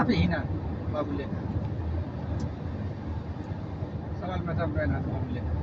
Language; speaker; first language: Arabic; non-native, learner; Hindi